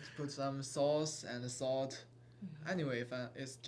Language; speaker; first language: English; non-native, learner; Chinese